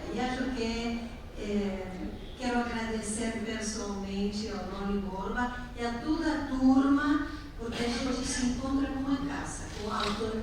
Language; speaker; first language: Portuguese; non-native, fluent; Spanish